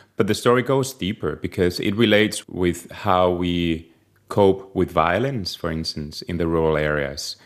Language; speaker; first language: English; non-native, fluent; Spanish